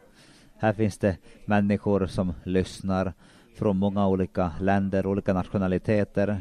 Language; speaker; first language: Swedish; non-native, local second language; Finnish